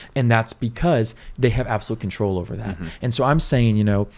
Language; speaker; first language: English; native; English